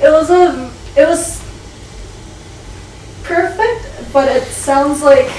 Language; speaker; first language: English; early bilingual, other home language; Korean